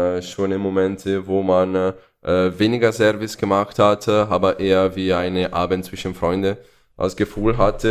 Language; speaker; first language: German; non-native, fluent; Italian